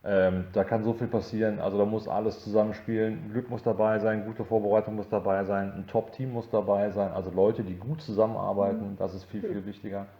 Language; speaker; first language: German; native; German